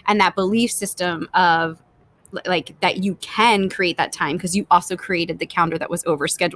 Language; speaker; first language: English; native; English